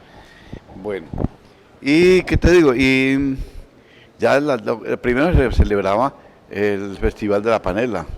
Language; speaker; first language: Spanish; native; Spanish